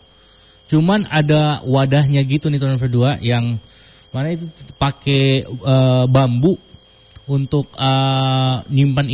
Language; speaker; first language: Indonesian; native; Indonesian